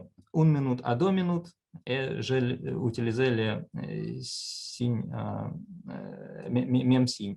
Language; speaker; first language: French; non-native, learner; Russian